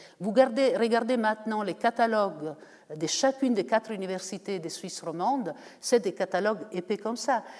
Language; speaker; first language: French; non-native, fluent; Italian